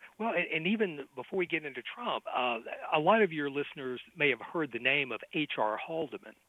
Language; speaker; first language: English; native; English